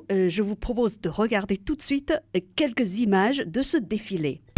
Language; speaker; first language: French; native; French